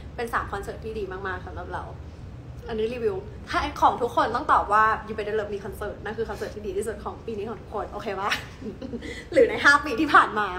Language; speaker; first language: Thai; early bilingual, heritage; Thai